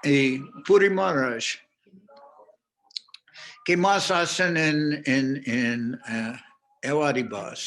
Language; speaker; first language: Spanish; non-native, fluent; English